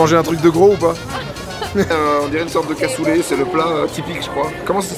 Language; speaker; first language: French; native; French